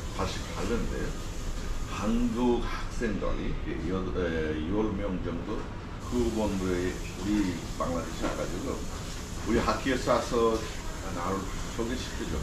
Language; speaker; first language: Korean; non-native, learner; Bangla